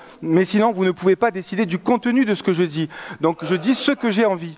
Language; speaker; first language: French; native; French